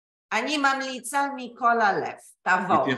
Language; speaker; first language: Hebrew; non-native, fluent; Polish